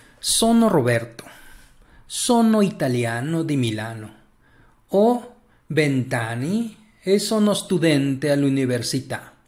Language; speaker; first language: Italian; non-native, learner; Spanish